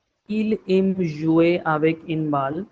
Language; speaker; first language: French; non-native, fluent; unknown